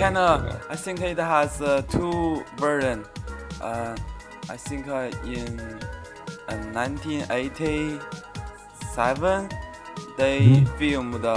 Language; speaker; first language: English; non-native, learner; Chinese